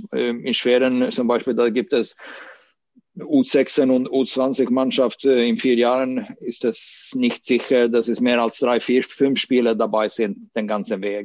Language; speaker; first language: German; non-native, fluent; Swedish